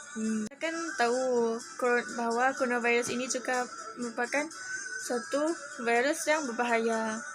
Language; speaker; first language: Malay; native; Malay